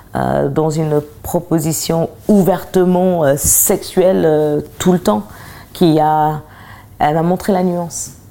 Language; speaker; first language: French; early bilingual, other home language; English